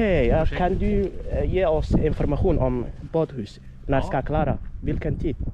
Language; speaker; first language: Swedish; non-native, learner; Somali